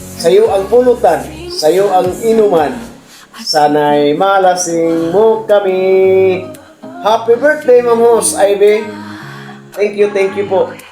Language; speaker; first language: Filipino; non-native, local second language; Cebuano